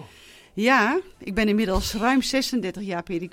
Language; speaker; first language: Dutch; native; Dutch